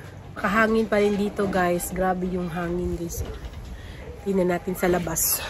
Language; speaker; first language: Filipino; non-native, local second language; Hiligaynon